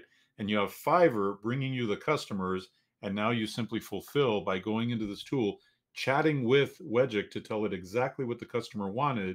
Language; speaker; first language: English; native; English